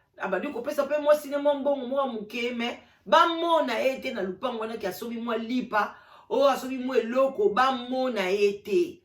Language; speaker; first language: Lingala; native; Lingala